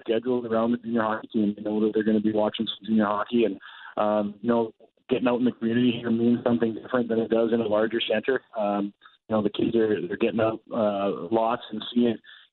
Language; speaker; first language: English; native; English